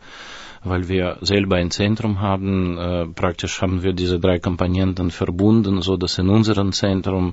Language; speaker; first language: German; non-native, fluent; Russian